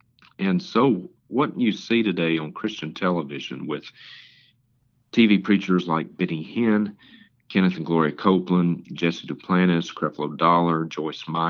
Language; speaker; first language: English; native; English